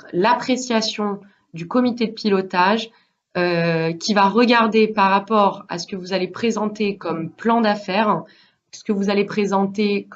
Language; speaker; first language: French; native; French